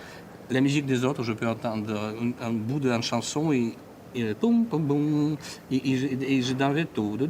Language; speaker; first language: French; non-native, fluent; Russian